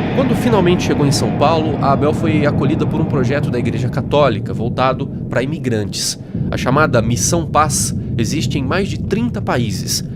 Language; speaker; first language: Portuguese; native; Portuguese